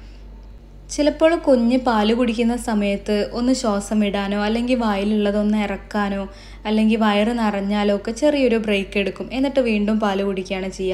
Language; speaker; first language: Malayalam; native; Malayalam